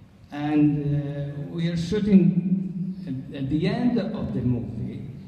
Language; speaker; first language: English; non-native, learner; Italian